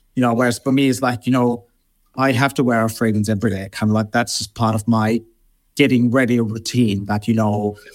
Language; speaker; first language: English; non-native, fluent; Finnish